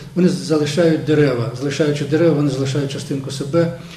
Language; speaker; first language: Ukrainian; native; Ukrainian